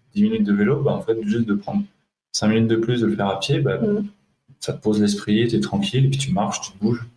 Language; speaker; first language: French; native; French